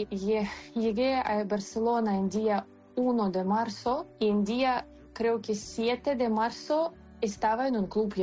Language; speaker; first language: Spanish; non-native, fluent; Ukrainian